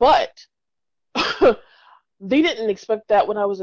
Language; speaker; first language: English; native; English